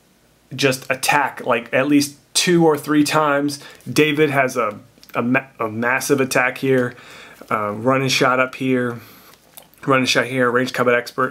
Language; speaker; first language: English; native; English